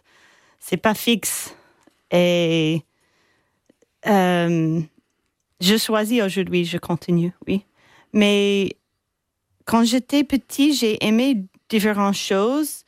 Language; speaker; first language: French; non-native, fluent; English